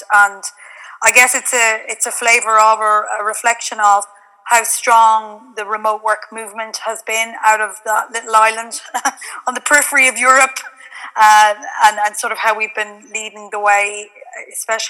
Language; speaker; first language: English; native; English